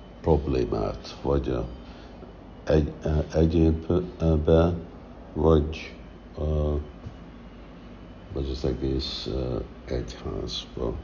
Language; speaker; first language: Hungarian; early bilingual, heritage; Hungarian